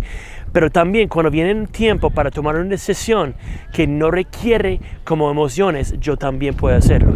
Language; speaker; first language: Spanish; non-native, fluent; English